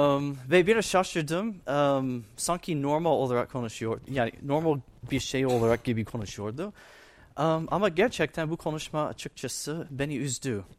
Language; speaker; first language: Turkish; non-native, fluent; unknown